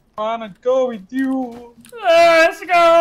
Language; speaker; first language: English; non-native, learner; Thai